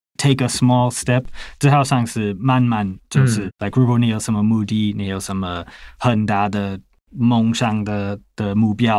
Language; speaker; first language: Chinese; non-native, fluent; English